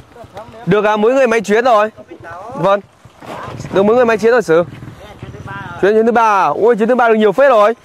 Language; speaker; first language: Vietnamese; native; Vietnamese